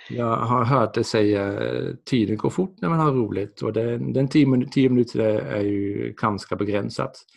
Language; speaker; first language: Swedish; non-native, fluent; Dutch